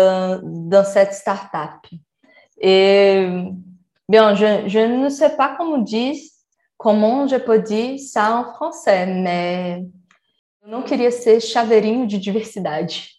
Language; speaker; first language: French; non-native, learner; Portuguese